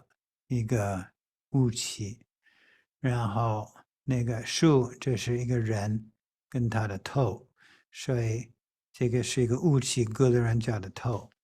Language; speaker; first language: Chinese; non-native, fluent; English